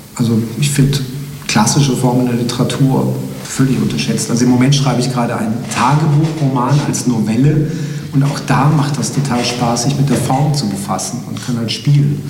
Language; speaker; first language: German; early bilingual, other home language; Slovenian